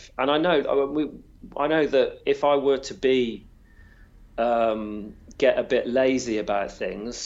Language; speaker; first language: English; native; English